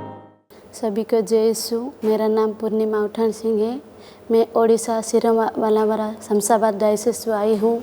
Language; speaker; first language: Hindi; non-native, local second language; Odia